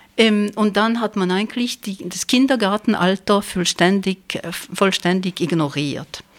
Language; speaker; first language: German; non-native, fluent; French